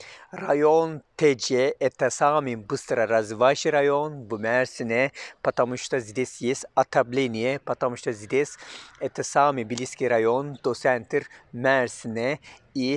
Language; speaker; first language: Russian; non-native, learner; Turkish